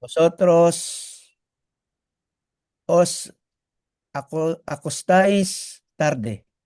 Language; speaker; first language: Spanish; non-native, learner; Filipino